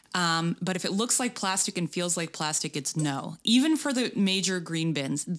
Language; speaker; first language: English; native; English